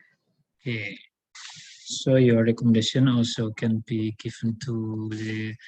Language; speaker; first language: English; non-native, learner; Indonesian